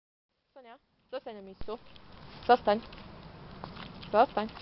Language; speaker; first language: Polish; native; Polish